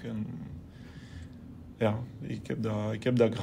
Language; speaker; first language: Dutch; non-native, local second language; French